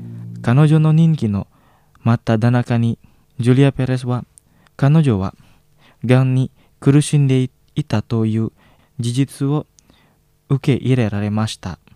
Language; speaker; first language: Japanese; non-native, fluent; Indonesian